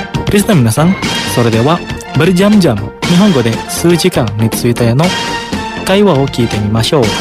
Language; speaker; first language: Japanese; non-native, fluent; Indonesian